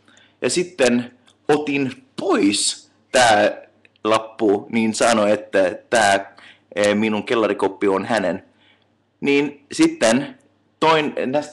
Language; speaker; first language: Finnish; non-native, local second language; Swedish